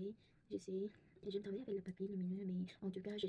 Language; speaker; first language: French; non-native, learner; Korean